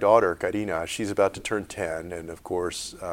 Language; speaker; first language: English; native; English